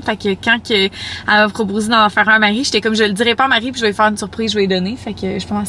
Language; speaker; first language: French; native; French